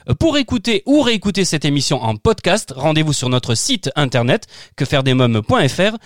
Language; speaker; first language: French; native; French